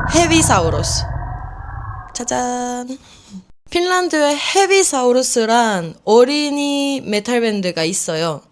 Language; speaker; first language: Korean; non-native, fluent; Finnish